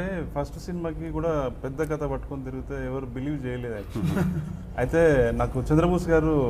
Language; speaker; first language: Telugu; native; Telugu